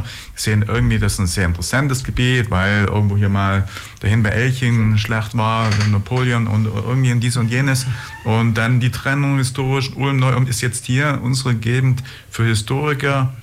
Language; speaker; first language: German; native; German